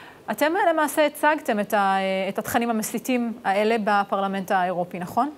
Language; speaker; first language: Hebrew; native; Hebrew